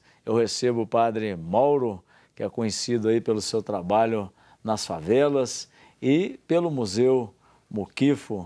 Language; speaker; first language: Portuguese; native; Portuguese